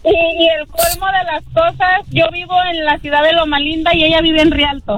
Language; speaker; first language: Spanish; native; Spanish